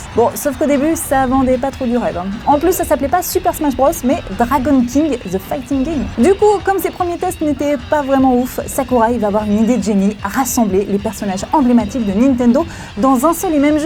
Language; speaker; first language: French; native; French